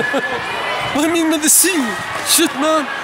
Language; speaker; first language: Swedish; native; Swedish